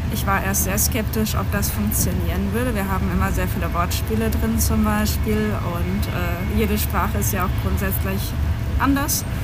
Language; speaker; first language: German; native; German